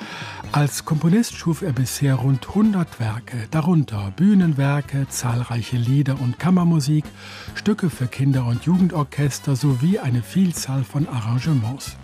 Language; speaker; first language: German; native; German